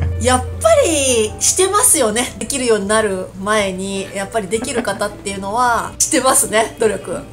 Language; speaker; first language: Japanese; native; Japanese